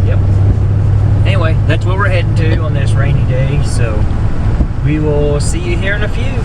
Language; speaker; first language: English; native; English